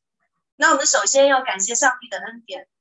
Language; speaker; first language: Chinese; native; Chinese